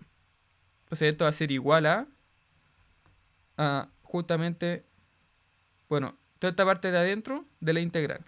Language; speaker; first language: Spanish; native; Spanish